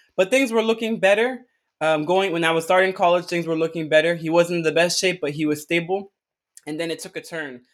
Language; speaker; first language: English; early bilingual, other home language; Akan